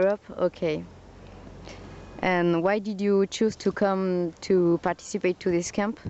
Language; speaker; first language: English; non-native, fluent; French